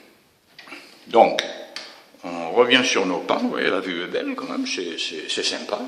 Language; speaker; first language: French; native; French